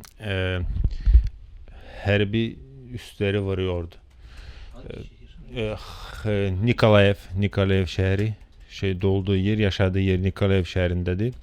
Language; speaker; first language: Turkish; non-native, fluent; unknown